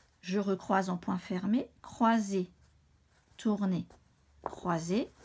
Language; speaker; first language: French; native; French